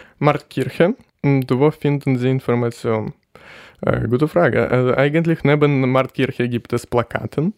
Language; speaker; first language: German; non-native, learner; Ukrainian